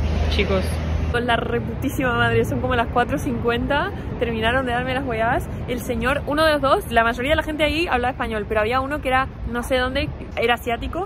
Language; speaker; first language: Spanish; native; Spanish